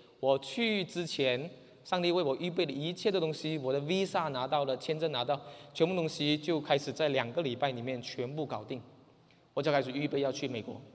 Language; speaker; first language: Chinese; native; Chinese